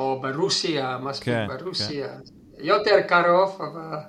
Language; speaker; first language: Hebrew; non-native, fluent; Czech